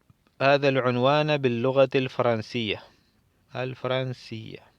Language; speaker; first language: Arabic; non-native, fluent; Spanish